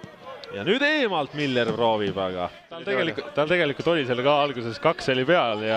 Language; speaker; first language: Estonian; native; Estonian